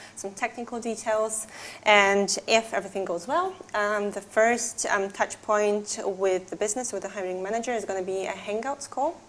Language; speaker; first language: English; non-native, fluent; Polish